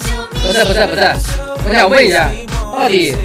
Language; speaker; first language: Chinese; native; Chinese